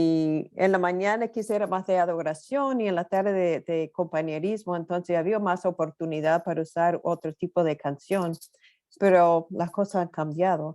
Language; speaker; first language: Spanish; non-native, fluent; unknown